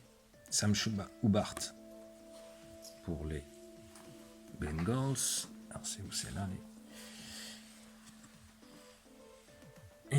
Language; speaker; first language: French; native; French